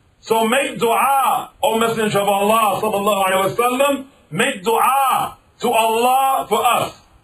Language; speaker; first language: English; native; English